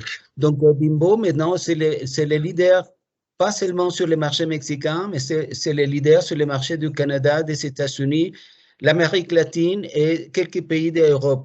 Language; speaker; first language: French; non-native, fluent; Spanish